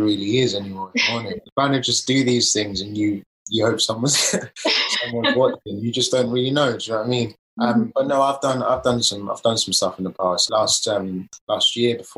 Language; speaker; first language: English; native; English